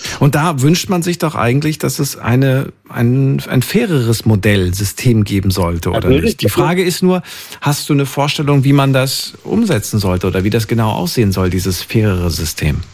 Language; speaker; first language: German; native; German